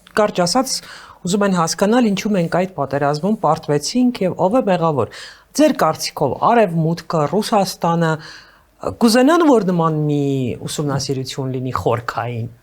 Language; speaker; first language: Armenian; native; Armenian